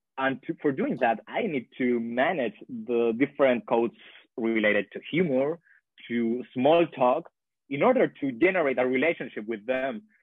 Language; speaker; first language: English; non-native, fluent; Spanish